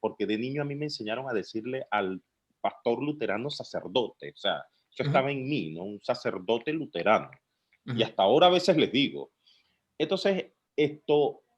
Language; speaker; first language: Spanish; native; Spanish